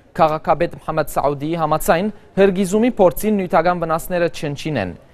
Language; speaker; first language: Armenian; early bilingual, heritage; Armenian